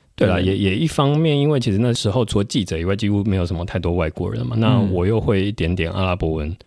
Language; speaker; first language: Chinese; non-native, local second language; Min Nan Chinese